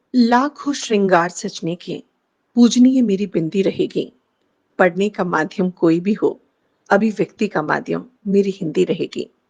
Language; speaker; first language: Hindi; native; Hindi